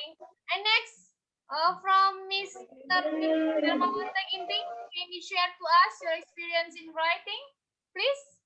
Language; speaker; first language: English; non-native, fluent; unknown